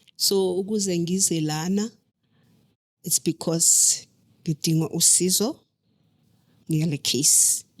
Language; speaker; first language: Zulu; native; Zulu